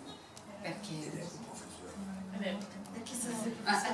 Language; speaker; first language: Italian; non-native, fluent; French